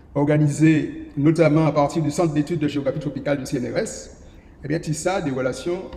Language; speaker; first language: French; native; French